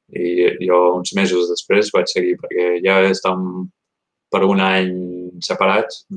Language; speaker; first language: Catalan; early bilingual, heritage; Catalan